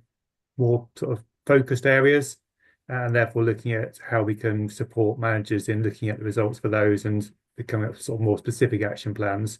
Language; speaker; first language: English; native; English